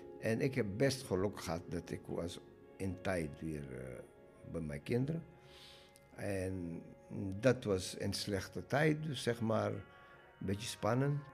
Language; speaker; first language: Dutch; non-native, learner; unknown